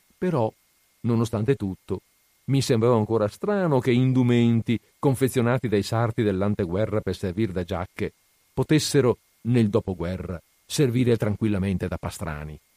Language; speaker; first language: Italian; native; Italian